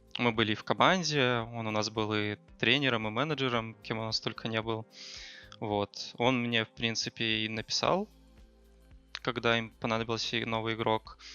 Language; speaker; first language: Russian; native; Russian